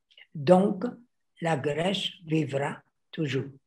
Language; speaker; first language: French; non-native, fluent; Greek